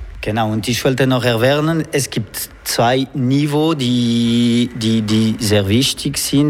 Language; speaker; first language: German; non-native, local second language; French